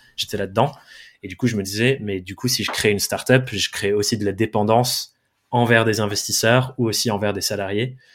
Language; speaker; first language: French; early bilingual, other home language; English